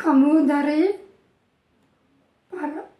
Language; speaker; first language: Indonesian; non-native, learner; Turkish